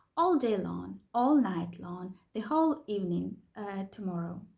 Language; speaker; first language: English; non-native, fluent; Ukrainian